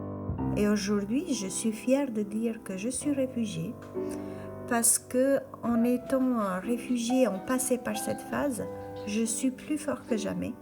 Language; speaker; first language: French; non-native, fluent; Albanian